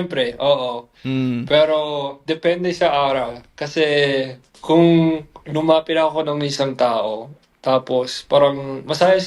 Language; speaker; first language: Filipino; non-native, fluent; English